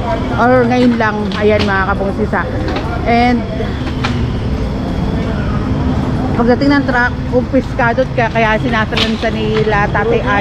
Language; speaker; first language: Filipino; native; Filipino